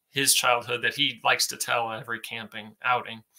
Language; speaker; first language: English; native; English